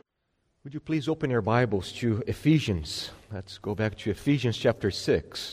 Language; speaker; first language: English; non-native, fluent; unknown